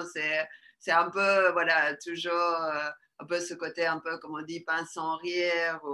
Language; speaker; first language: French; early bilingual, other home language; Spanish